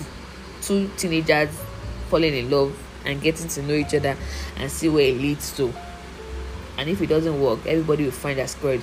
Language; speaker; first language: English; non-native, local second language; Yoruba